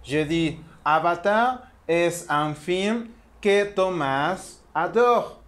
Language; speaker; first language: French; non-native, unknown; Spanish